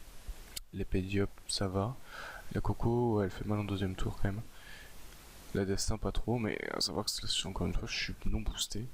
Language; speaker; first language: French; native; French